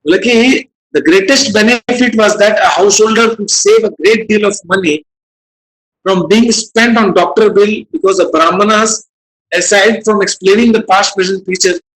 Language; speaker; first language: English; non-native, local second language; Hindi